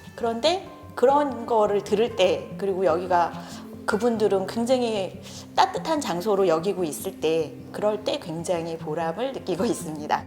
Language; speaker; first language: Korean; native; Korean